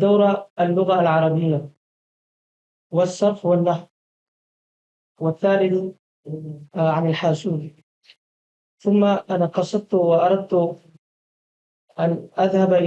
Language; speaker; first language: Arabic; non-native, fluent; Urdu